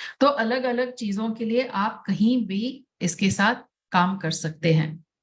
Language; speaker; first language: Hindi; non-native, local second language; Gujarati